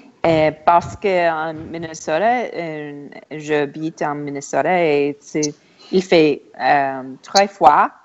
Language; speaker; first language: French; non-native, learner; English